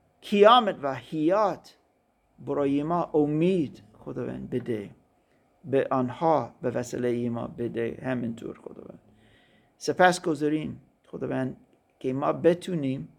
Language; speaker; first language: Persian; non-native, learner; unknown